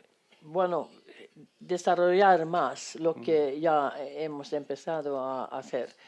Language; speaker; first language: Spanish; non-native, fluent; Swedish